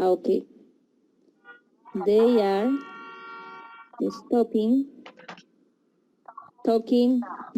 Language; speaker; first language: English; non-native, learner; Spanish